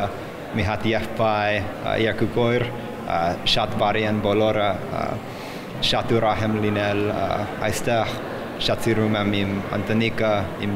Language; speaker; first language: Armenian; non-native, learner; English